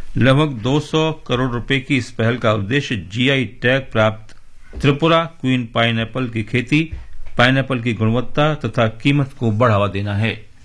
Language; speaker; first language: Hindi; native; Hindi